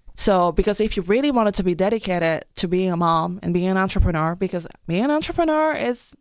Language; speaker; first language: English; non-native, local second language; French